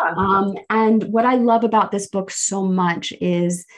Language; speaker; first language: English; early bilingual, other home language; Filipino